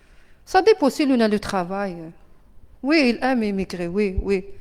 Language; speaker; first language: French; non-native, learner; Arabic